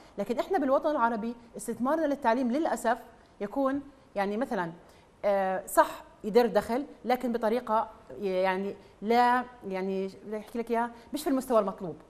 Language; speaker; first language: Arabic; native; Arabic